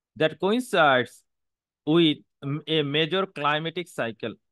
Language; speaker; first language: English; non-native, local second language; Bangla